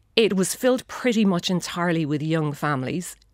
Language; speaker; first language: English; native; English